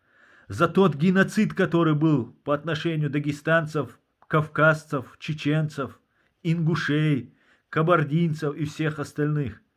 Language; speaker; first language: Russian; non-native, local second language; Chechen